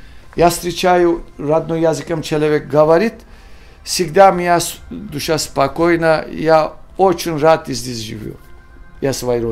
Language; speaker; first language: Russian; non-native, learner; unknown